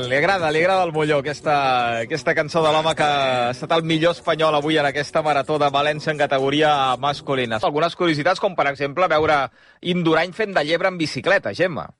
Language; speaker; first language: Catalan; native; Catalan